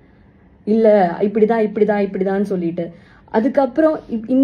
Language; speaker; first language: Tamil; non-native, local second language; Malayalam